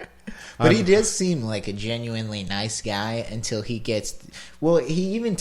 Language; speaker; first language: English; native; English